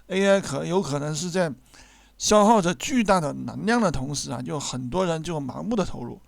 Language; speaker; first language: Chinese; native; Chinese